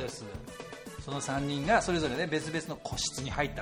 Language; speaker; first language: Japanese; native; Japanese